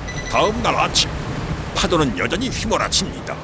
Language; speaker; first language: Korean; native; Korean